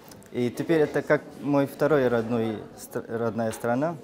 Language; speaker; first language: Russian; non-native, learner; Arabic